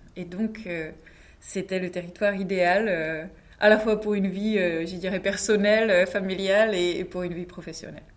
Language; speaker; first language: French; non-native, fluent; Czech